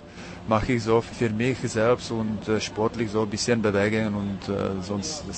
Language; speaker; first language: German; non-native, learner; Czech